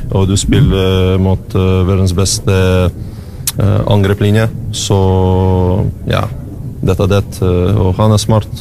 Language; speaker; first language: Norwegian; non-native, learner; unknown